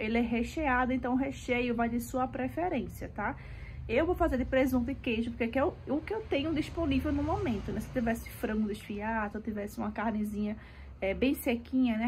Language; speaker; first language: Portuguese; native; Portuguese